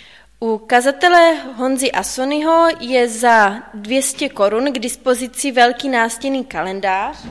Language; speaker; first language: Czech; native; Czech